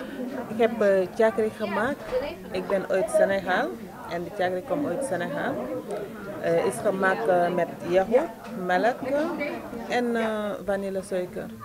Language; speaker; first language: Dutch; non-native, learner; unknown